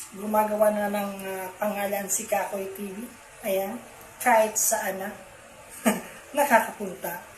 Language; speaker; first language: Filipino; non-native, local second language; Bikol